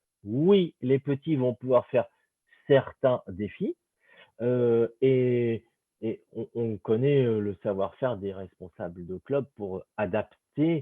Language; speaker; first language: French; native; French